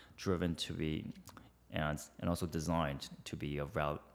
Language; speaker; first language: English; early bilingual, other home language; Chinese